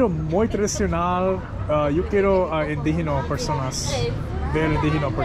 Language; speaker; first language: Spanish; non-native, learner; English